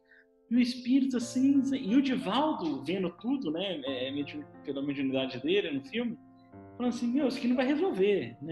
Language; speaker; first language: Portuguese; native; Portuguese